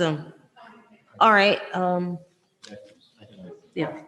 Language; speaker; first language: English; native; English